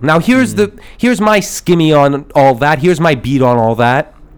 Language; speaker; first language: English; early bilingual, other home language; Persian